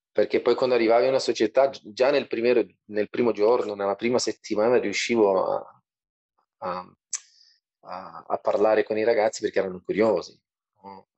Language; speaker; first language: Italian; non-native, fluent; Portuguese